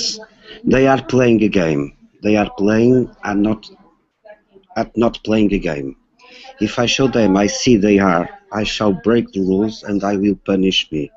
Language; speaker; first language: English; non-native, learner; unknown